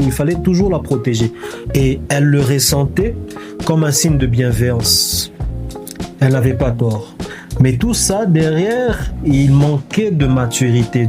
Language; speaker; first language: French; native; French